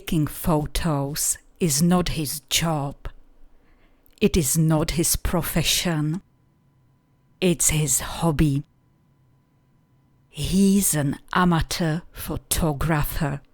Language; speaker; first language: English; non-native, fluent; Czech